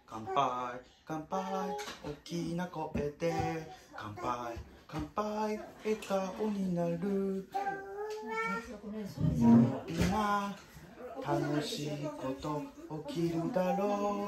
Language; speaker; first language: Japanese; native; Japanese